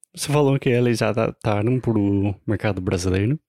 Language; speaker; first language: Portuguese; non-native, fluent; English